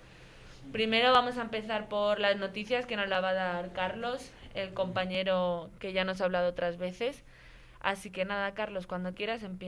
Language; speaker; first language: Spanish; native; Spanish